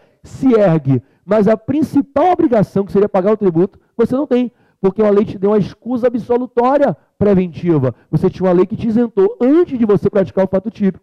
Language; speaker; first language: Portuguese; native; Portuguese